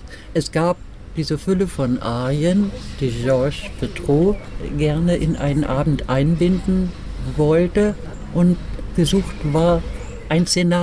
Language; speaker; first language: German; native; German